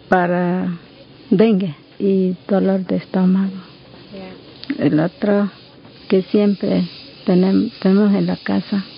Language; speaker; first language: Spanish; non-native, local second language; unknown